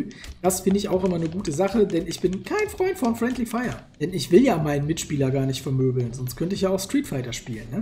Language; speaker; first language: German; native; German